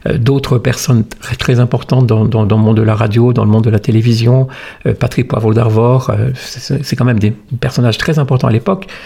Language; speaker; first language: French; native; French